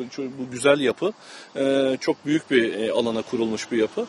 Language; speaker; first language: Turkish; native; Turkish